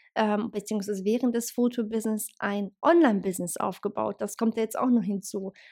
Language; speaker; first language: German; early bilingual, other home language; Bosnian